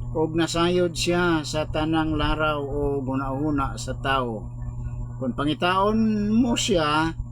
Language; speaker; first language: Cebuano; non-native, local second language; Hiligaynon